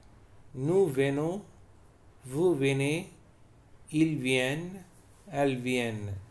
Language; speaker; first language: French; non-native, fluent; Tamil